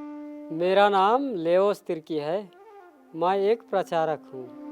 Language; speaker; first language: Hindi; non-native, local second language; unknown